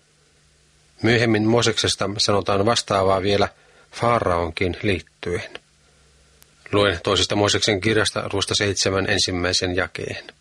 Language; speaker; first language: Finnish; native; Finnish